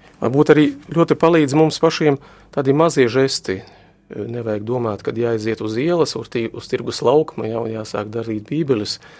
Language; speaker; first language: Latvian; non-native, local second language; Russian